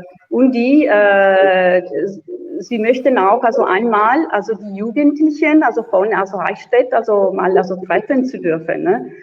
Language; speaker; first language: German; non-native, fluent; Italian